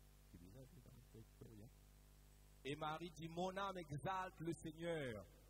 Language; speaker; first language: French; non-native, local second language; Morisyen